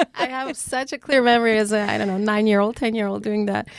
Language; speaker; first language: English; non-native, fluent; Armenian